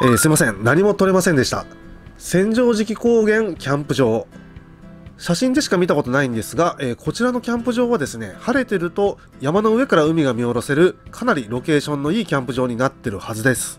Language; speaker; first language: Japanese; native; Japanese